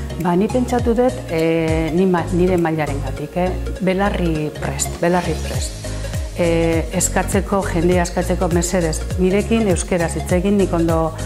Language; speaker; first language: Basque; early bilingual, other home language; Spanish